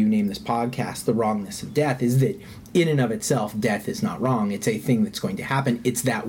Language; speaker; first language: English; native; English